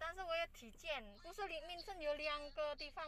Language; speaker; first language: Chinese; non-native, learner; Indonesian